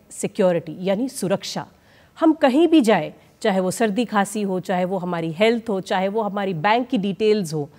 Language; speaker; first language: Hindi; native; Hindi